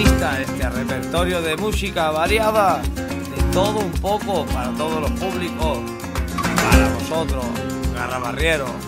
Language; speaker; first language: Spanish; native; Spanish